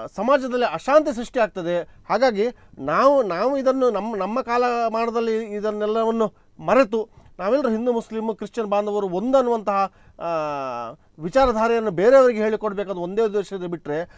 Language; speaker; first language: Kannada; native; Kannada